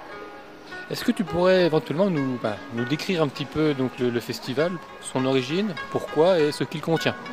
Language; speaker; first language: French; native; French